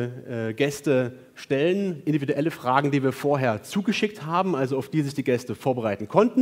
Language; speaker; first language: German; native; German